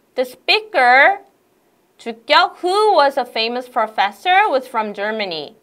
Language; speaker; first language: English; non-native, fluent; Korean